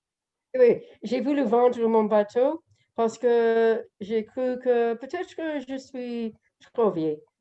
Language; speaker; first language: French; non-native, learner; English